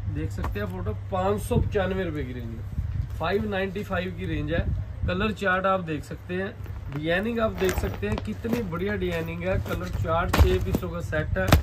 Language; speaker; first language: Hindi; non-native, local second language; Punjabi